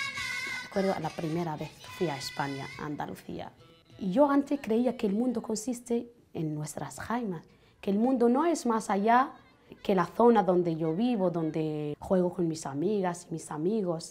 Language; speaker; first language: Spanish; non-native, fluent; Arabic